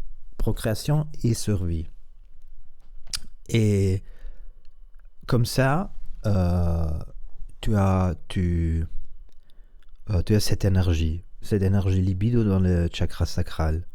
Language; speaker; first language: French; non-native, learner; Spanish